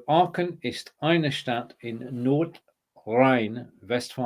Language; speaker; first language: German; non-native, learner; English